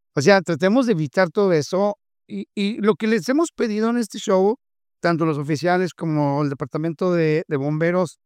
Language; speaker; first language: Spanish; native; Spanish